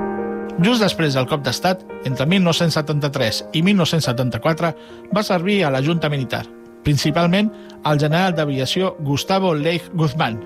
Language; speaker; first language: Catalan; native; Catalan